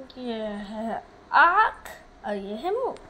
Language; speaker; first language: Hindi; native; Hindi